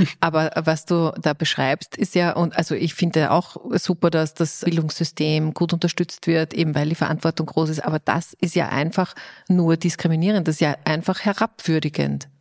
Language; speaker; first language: German; native; German